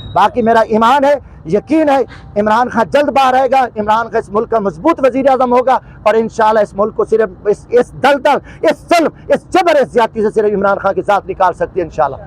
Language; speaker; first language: Urdu; non-native, local second language; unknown